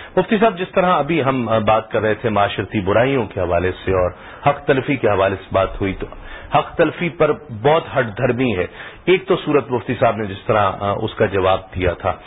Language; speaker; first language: Urdu; native; Urdu